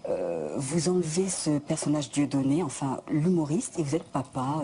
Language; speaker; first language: French; native; French